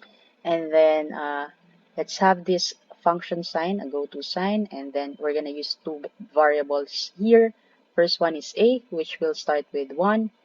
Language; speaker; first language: English; non-native, local second language; Filipino